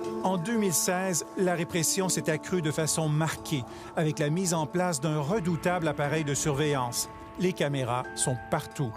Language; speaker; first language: French; native; French